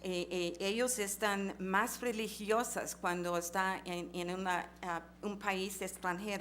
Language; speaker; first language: Spanish; non-native, fluent; English